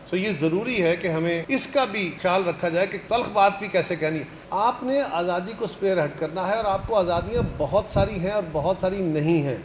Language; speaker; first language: Urdu; non-native, local second language; Punjabi